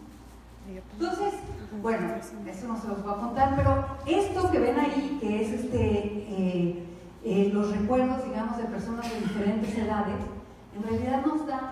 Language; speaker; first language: Spanish; native; Spanish